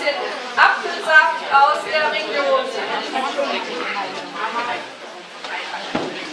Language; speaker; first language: German; native; German